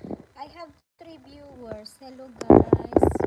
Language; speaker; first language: English; non-native, learner; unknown